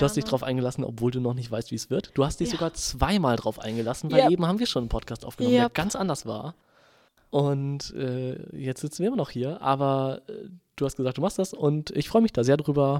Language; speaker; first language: German; native; German